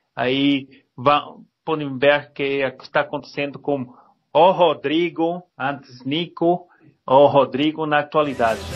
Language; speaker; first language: Portuguese; non-native, learner; Spanish